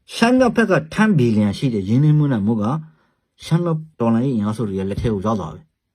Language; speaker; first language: Burmese; non-native, local second language; Hakha Chin